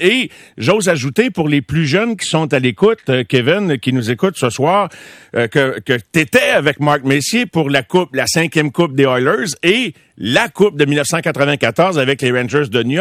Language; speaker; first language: French; native; French